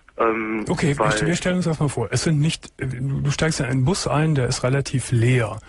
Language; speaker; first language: German; native; German